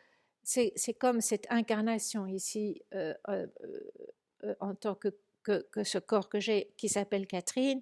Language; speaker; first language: French; native; French